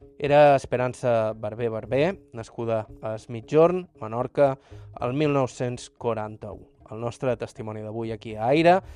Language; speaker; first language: Catalan; native; Catalan